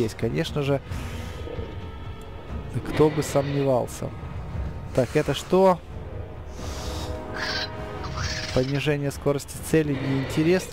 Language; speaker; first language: Russian; native; Russian